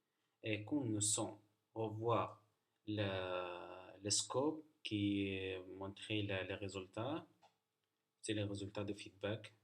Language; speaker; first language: French; non-native, learner; Arabic